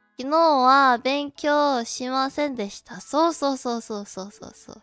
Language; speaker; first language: Japanese; non-native, learner; Korean